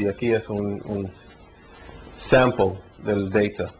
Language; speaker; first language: Spanish; early bilingual, heritage; Spanish